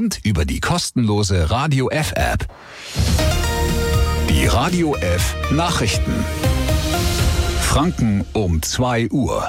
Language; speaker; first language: German; native; German